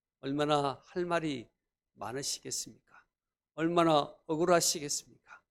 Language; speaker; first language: Korean; native; Korean